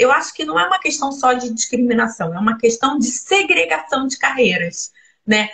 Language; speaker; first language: Portuguese; native; Portuguese